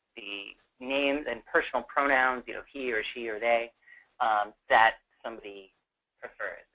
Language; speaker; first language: English; native; English